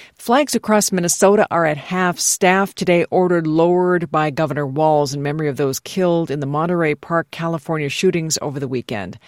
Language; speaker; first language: English; native; English